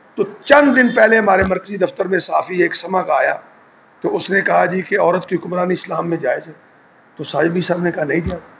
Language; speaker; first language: Urdu; non-native, local second language; Punjabi